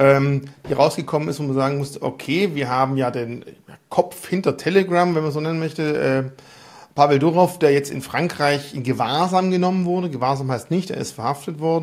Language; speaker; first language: German; native; German